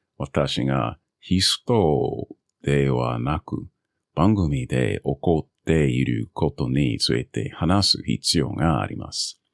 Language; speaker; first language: Japanese; non-native, learner; English